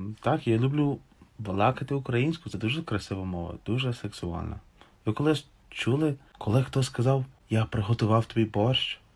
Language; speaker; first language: Ukrainian; non-native, fluent; English